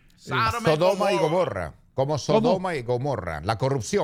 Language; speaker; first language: Spanish; native; Spanish